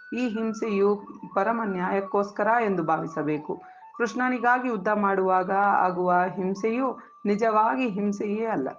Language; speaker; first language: Kannada; native; Kannada